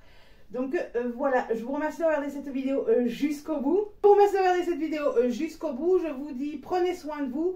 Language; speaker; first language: French; native; French